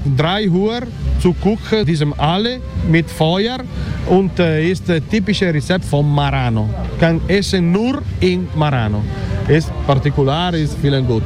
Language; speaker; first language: German; non-native, learner; Italian